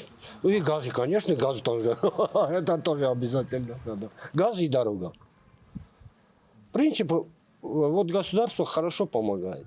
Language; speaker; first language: Russian; non-native, fluent; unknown